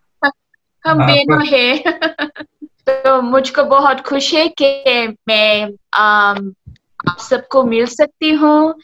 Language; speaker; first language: Hindi; early bilingual, heritage; Hindi